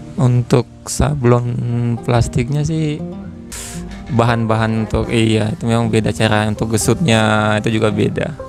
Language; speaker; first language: Indonesian; native; Indonesian